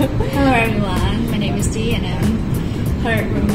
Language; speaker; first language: English; non-native, learner; Vietnamese